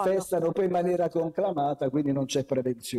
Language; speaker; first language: Italian; native; Italian